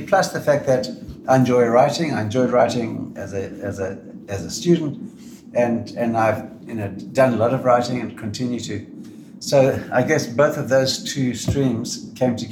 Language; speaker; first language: English; native; English